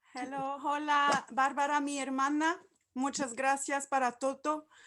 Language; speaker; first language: Spanish; non-native, learner; English